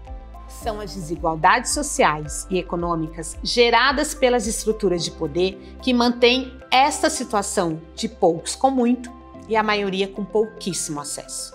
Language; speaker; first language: Portuguese; native; Portuguese